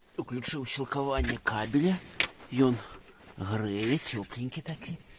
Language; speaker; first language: Belarusian; native; Belarusian